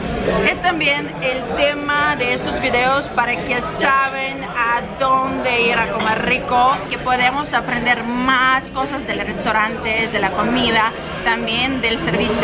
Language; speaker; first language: Spanish; non-native, learner; Russian